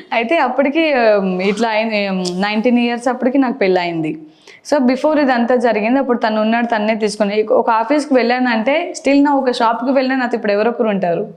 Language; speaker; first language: Telugu; native; Telugu